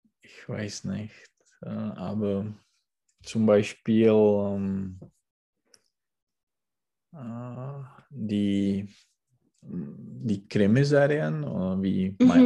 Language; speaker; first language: German; non-native, learner; Czech